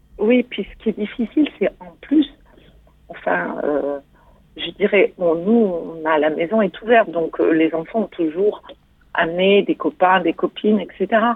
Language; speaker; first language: French; native; French